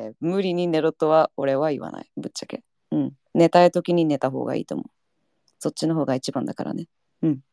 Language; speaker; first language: Japanese; early bilingual, heritage; Japanese